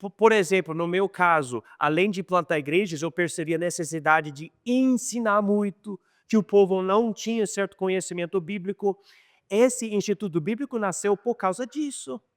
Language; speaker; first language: Portuguese; non-native, fluent; English